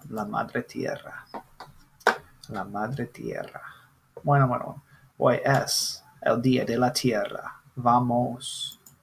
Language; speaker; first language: Spanish; non-native, fluent; English